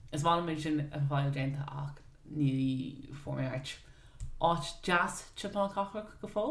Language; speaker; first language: Irish; non-native, local second language; English